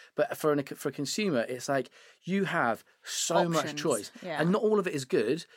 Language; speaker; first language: English; native; English